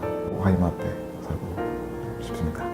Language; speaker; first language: Korean; non-native, learner; French